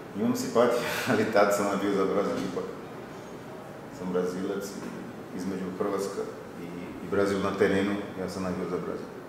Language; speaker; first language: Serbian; non-native, fluent; Portuguese